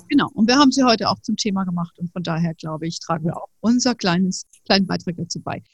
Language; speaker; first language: German; native; German